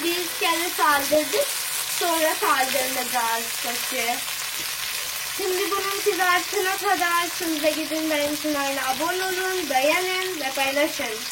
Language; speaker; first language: Turkish; non-native, learner; Urdu